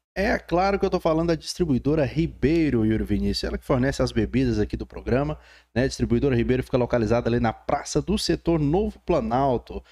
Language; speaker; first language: Portuguese; native; Portuguese